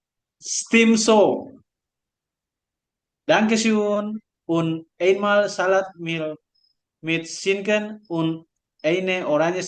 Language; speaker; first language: German; non-native, learner; Indonesian